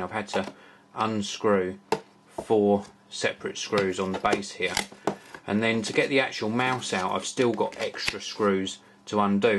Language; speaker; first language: English; native; English